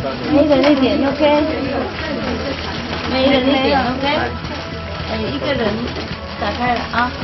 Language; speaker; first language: Chinese; non-native, fluent; Vietnamese